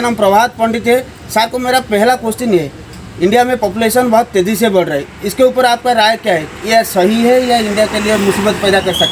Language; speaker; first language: Hindi; non-native, local second language; Odia